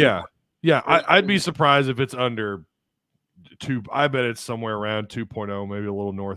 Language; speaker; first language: English; native; English